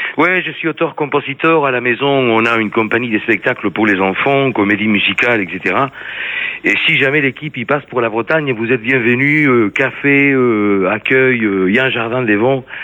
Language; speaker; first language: French; non-native, fluent; Spanish